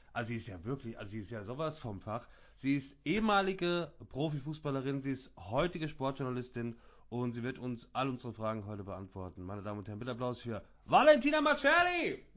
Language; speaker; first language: German; native; German